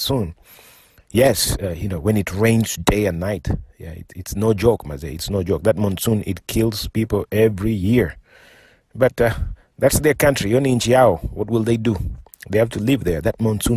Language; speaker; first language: English; non-native, local second language; Luo (Kenya and Tanzania)